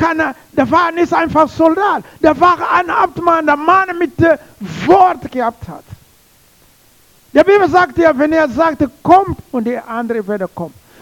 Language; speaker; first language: German; non-native, learner; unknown